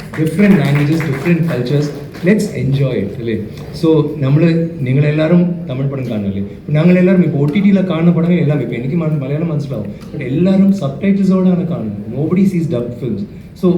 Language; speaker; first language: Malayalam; non-native, fluent; Tamil